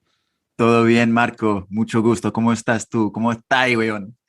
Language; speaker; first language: Spanish; non-native, fluent; English